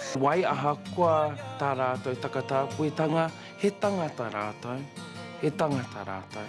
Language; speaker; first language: Māori; native; Māori